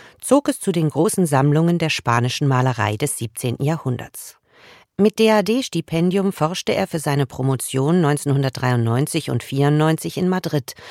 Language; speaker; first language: German; native; German